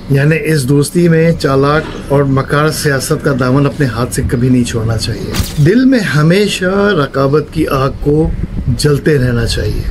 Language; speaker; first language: Urdu; native; Urdu